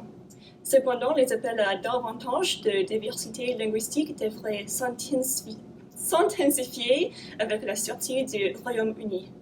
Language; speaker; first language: French; non-native, learner; English